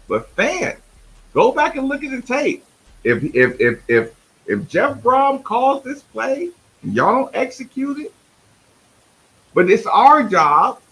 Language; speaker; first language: English; native; English